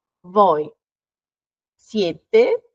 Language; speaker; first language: Italian; non-native, fluent; Portuguese